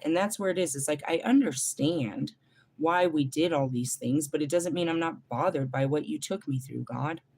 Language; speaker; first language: English; native; English